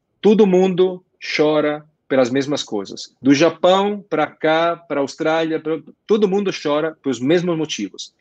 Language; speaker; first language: Portuguese; non-native, fluent; Italian